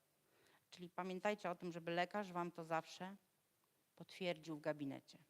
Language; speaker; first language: Polish; native; Polish